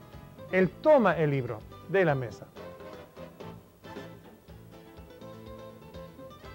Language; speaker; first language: Spanish; non-native, fluent; English